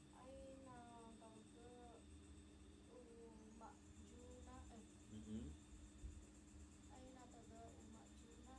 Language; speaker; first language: Arabic; non-native, learner; Indonesian